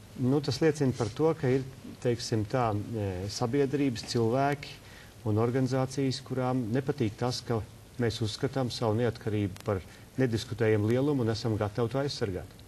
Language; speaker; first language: Latvian; native; Latvian